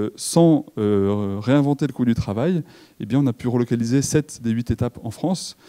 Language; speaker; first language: French; native; French